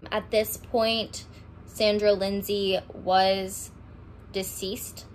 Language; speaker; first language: English; native; English